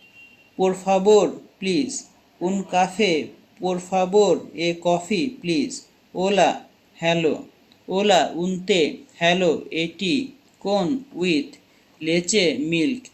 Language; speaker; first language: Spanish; non-native, learner; Bangla